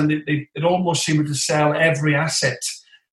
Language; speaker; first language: English; native; English